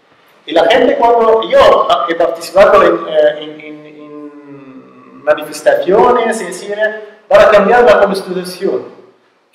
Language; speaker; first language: Spanish; non-native, learner; Arabic